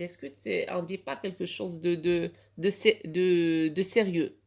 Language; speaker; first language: French; non-native, local second language; Arabic